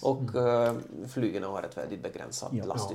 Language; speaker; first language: Swedish; non-native, fluent; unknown